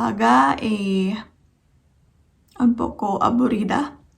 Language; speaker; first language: Spanish; non-native, learner; Filipino